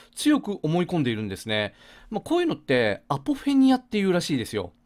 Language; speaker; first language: Japanese; native; Japanese